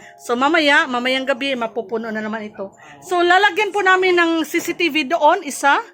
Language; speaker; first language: Filipino; non-native, local second language; Cebuano